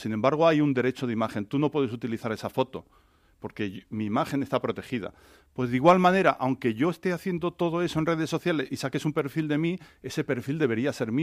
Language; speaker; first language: Spanish; native; Spanish